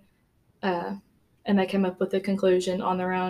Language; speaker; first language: English; native; English